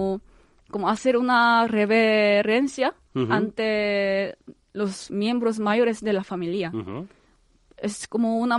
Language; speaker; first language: Spanish; non-native, fluent; Korean